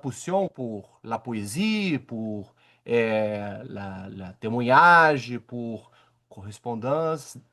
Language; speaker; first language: French; non-native, learner; Portuguese